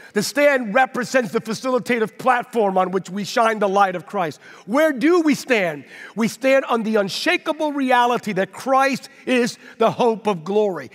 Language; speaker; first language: English; native; English